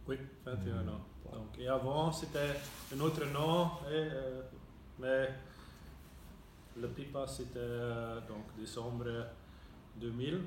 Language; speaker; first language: French; non-native, local second language; Dutch